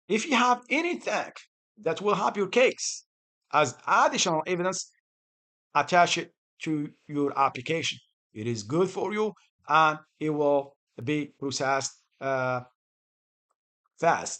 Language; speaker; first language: English; non-native, fluent; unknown